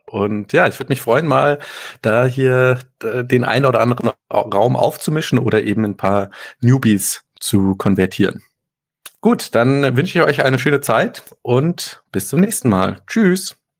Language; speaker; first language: German; native; German